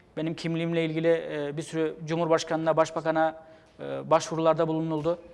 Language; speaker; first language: Turkish; native; Turkish